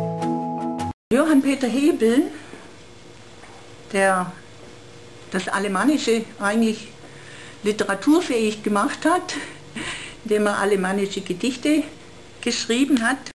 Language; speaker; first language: German; native; German